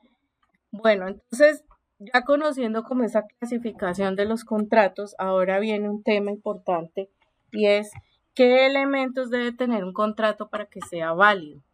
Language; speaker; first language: Spanish; native; Spanish